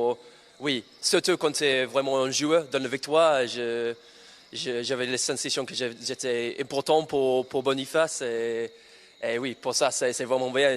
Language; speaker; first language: French; non-native, learner; English